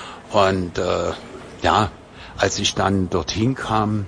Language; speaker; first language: German; native; German